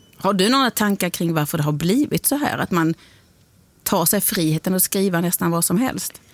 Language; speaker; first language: Swedish; native; Swedish